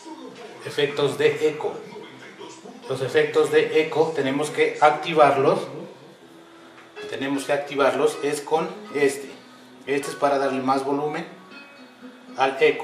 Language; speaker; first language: Spanish; native; Spanish